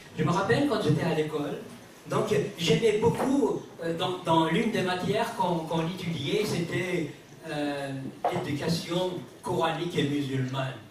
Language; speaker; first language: French; non-native, local second language; Kabyle